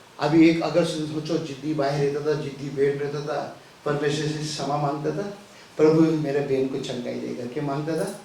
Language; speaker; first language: Hindi; non-native, local second language; Tamil